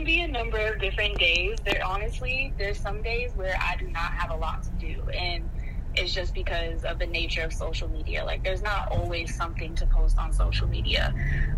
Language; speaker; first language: English; native; English